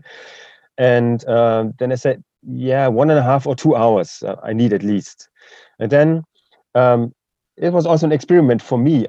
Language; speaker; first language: English; non-native, fluent; German